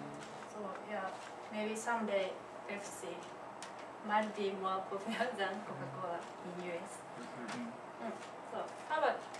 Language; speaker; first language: English; non-native, learner; Japanese